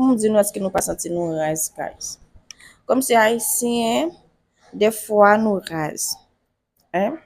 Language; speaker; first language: French; non-native, local second language; Haitian Creole